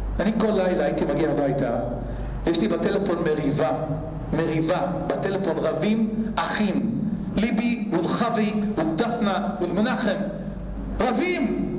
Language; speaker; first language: Hebrew; native; Hebrew